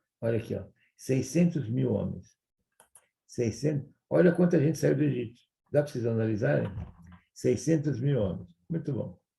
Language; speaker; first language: Portuguese; non-native, fluent; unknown